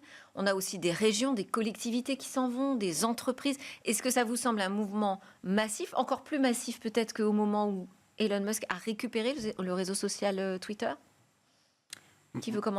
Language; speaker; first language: French; native; French